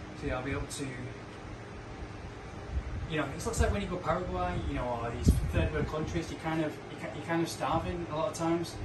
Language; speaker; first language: English; native; English